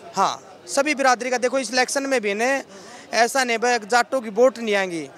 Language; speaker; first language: Hindi; native; Hindi